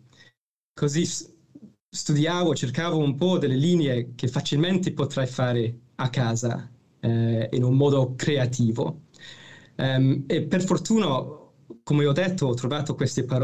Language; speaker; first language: Italian; non-native, fluent; English